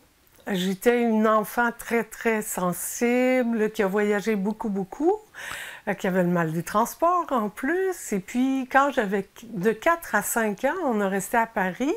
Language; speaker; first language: French; native; French